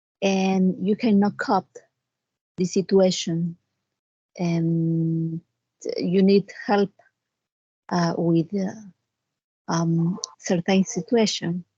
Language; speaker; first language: English; non-native, learner; Spanish